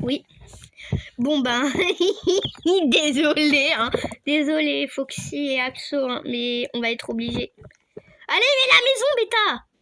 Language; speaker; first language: French; native; French